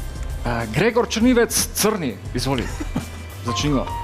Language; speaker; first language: Slovenian; native; Slovenian